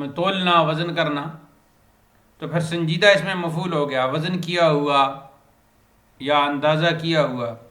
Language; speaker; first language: Urdu; non-native, local second language; Punjabi